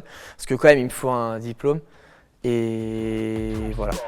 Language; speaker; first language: French; native; French